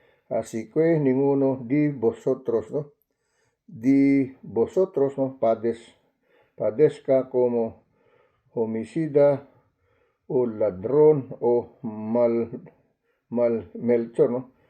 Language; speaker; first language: Spanish; non-native, learner; Filipino